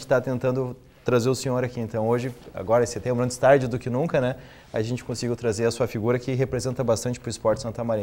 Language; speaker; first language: Portuguese; native; Portuguese